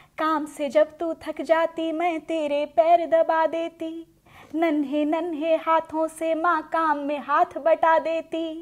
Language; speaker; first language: Hindi; native; Hindi